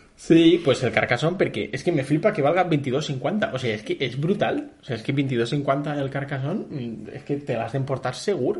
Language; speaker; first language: Spanish; non-native, local second language; Catalan